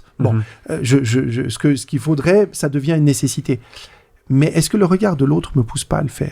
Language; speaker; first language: French; native; French